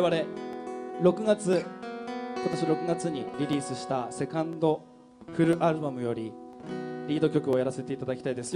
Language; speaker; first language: Japanese; native; Japanese